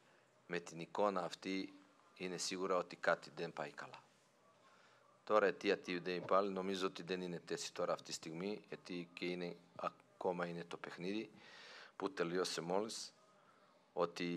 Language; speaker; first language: Greek; non-native, fluent; Serbian